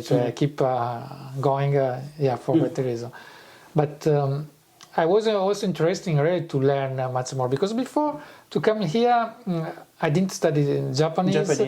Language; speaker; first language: English; non-native, fluent; Italian